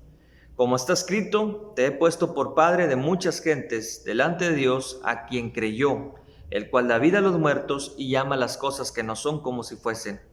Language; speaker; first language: Spanish; native; Spanish